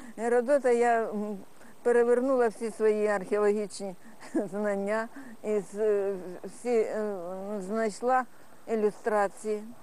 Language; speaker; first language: Ukrainian; non-native, local second language; Russian